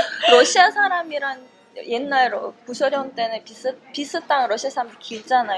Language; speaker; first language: Korean; non-native, fluent; Russian